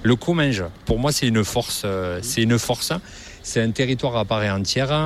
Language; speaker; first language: French; native; French